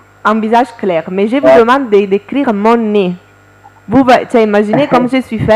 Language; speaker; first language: French; non-native, fluent; Italian